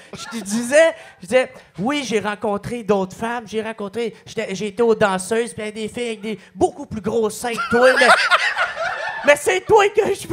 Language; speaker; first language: French; native; French